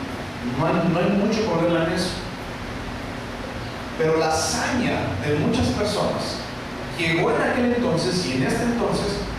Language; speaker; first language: Spanish; native; Spanish